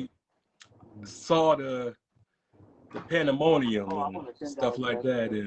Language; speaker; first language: English; native; English